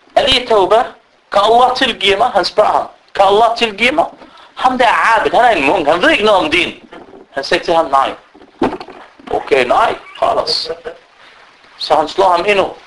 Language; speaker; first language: Danish; early bilingual, other home language; Arabic